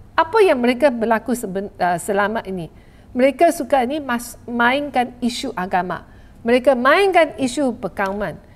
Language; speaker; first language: Malay; non-native, local second language; Chinese